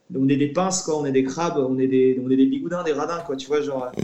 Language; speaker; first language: French; native; French